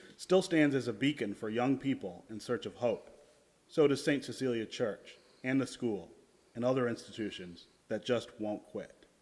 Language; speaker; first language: English; native; English